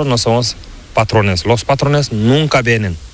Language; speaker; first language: Spanish; non-native, learner; Fula